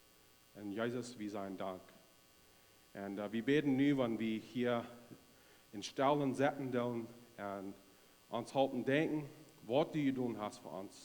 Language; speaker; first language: German; non-native, learner; Plautdietsch